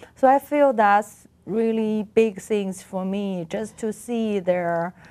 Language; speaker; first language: English; non-native, learner; Chinese